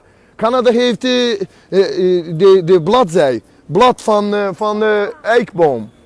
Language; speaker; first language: Dutch; non-native, fluent; Azerbaijani